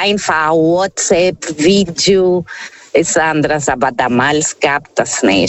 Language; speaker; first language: German; non-native, fluent; Portuguese